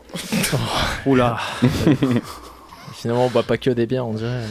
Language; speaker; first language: French; native; French